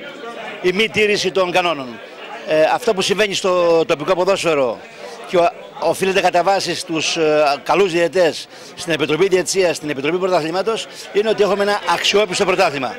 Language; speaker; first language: Greek; native; Greek